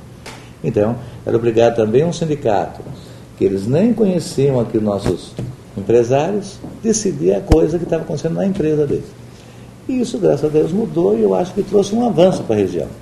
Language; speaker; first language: Portuguese; native; Portuguese